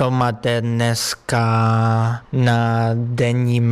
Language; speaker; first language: Czech; non-native, learner; Spanish